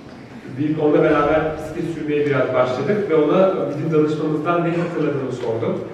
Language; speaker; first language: Turkish; native; Turkish